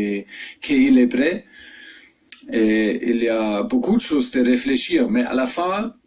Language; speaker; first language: French; non-native, fluent; German